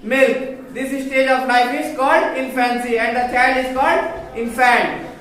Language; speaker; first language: English; non-native, local second language; Hindi